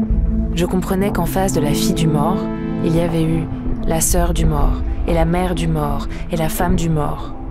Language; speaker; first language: French; native; French